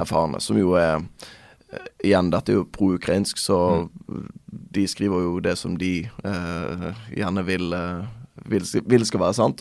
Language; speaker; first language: Norwegian; native; Norwegian